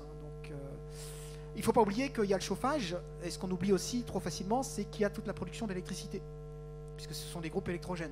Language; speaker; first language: French; native; French